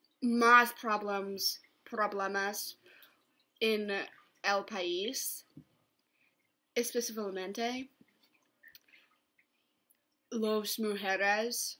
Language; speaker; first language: Spanish; non-native, learner; English